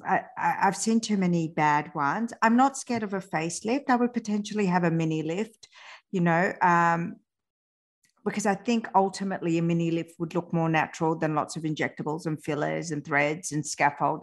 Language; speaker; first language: English; early bilingual, other home language; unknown